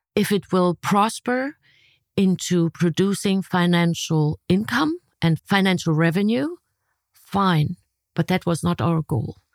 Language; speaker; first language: English; non-native, fluent; German